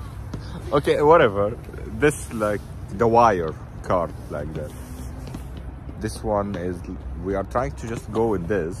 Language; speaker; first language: English; non-native, fluent; Arabic